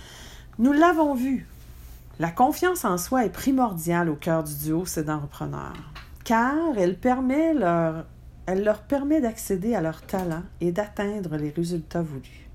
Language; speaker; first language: French; native; French